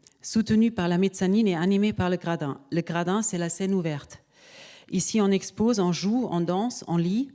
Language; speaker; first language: French; native; French